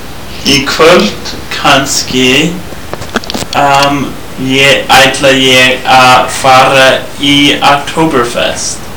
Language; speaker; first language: Icelandic; non-native, learner; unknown